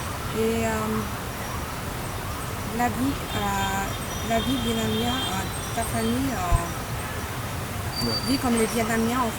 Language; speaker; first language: French; non-native, learner; Vietnamese